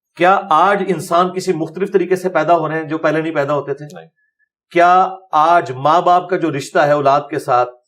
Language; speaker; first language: Urdu; native; Urdu